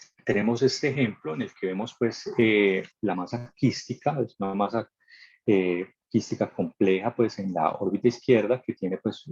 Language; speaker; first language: Spanish; native; Spanish